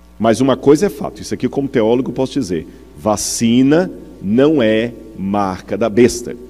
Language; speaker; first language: Portuguese; native; Portuguese